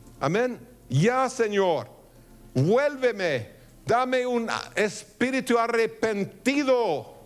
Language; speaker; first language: Spanish; non-native, fluent; English